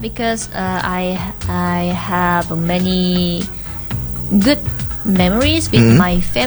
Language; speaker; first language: English; non-native, learner; Korean